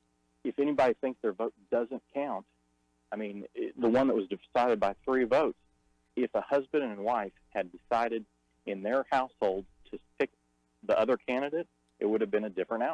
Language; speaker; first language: English; native; English